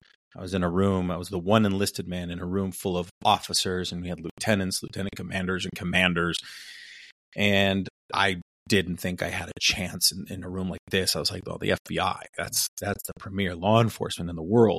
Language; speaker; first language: English; early bilingual, other home language; Spanish